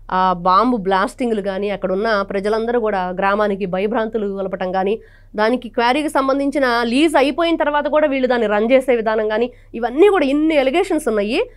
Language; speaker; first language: Telugu; native; Telugu